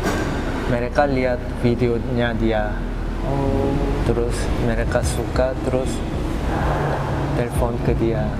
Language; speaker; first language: Indonesian; non-native, fluent; Korean